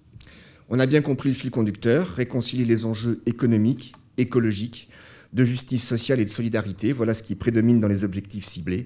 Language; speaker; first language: French; native; French